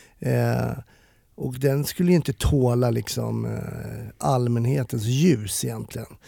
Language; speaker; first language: Swedish; native; Swedish